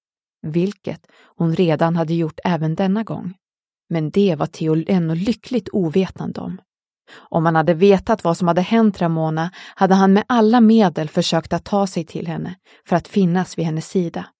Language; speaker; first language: Swedish; native; Swedish